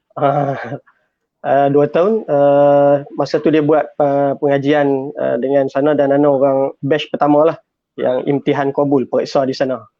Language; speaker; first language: Malay; native; Malay